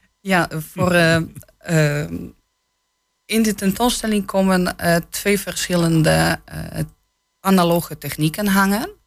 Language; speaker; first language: Dutch; non-native, fluent; Polish